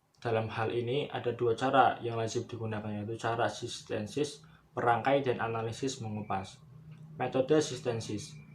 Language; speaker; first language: Indonesian; native; Indonesian